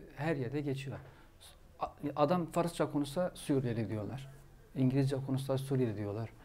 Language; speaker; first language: Turkish; non-native, fluent; Arabic